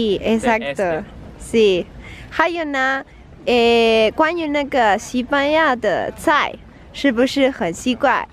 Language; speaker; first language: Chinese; non-native, fluent; Spanish